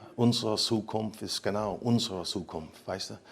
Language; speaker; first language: German; non-native, learner; English